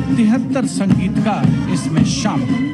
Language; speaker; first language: Hindi; native; Hindi